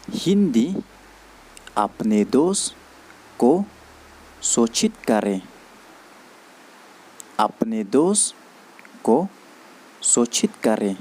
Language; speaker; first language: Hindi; non-native, learner; Khasi